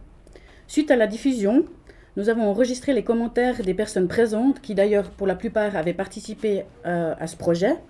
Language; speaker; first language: French; native; French